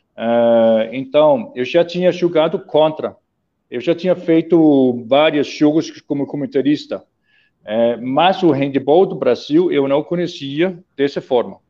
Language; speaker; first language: Portuguese; non-native, fluent; Danish